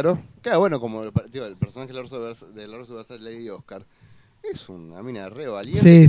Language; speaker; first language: Spanish; native; Spanish